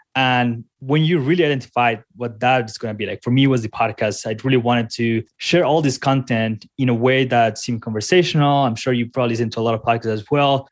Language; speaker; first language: English; non-native, fluent; Spanish